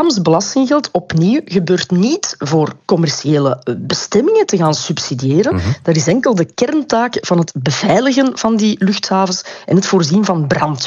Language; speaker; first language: Dutch; native; Dutch